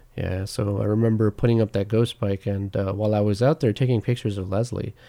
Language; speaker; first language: English; native; English